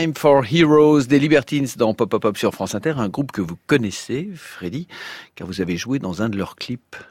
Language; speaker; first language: French; native; French